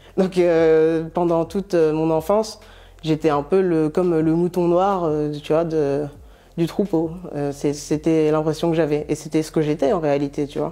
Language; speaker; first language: French; native; French